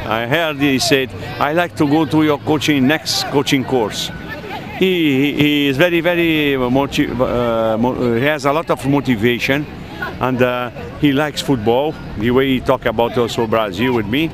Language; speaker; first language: English; non-native, learner; Portuguese